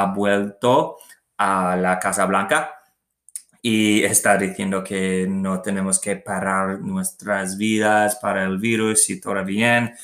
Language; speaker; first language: Spanish; non-native, learner; English